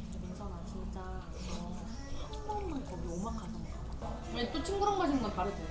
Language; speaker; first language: Korean; native; Korean